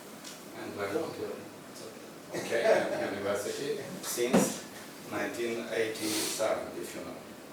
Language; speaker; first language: English; non-native, learner; Ukrainian